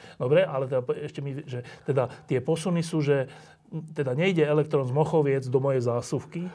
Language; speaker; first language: Slovak; native; Slovak